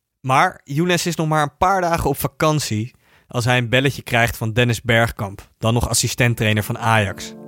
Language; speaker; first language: Dutch; native; Dutch